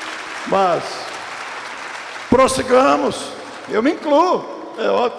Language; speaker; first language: Portuguese; native; Portuguese